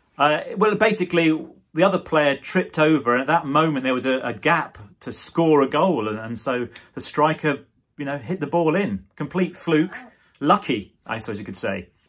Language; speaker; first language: English; native; English